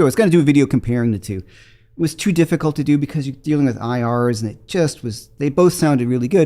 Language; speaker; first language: English; native; English